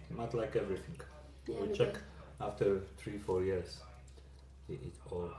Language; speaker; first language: English; non-native, learner; Polish